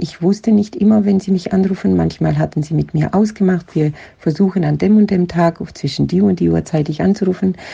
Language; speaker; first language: German; non-native, fluent; Romanian